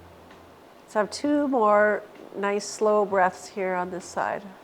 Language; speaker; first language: English; native; English